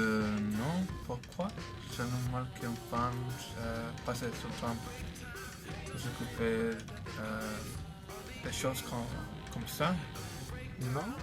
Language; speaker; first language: French; non-native, learner; English